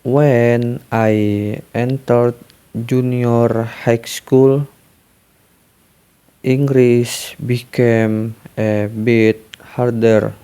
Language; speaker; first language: English; non-native, learner; Indonesian